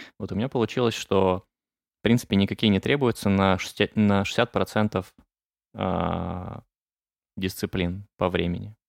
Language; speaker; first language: Russian; native; Russian